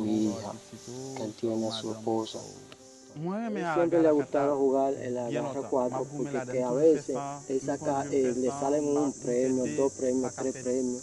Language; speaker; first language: Spanish; non-native, learner; Haitian Creole